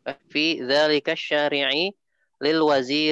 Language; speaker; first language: Arabic; non-native, learner; Indonesian